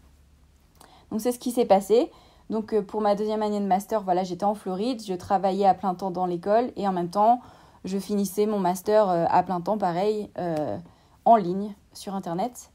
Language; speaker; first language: French; native; French